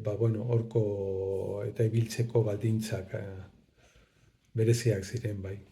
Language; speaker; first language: Basque; non-native, local second language; Spanish